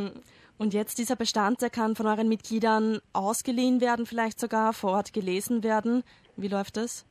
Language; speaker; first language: German; native; German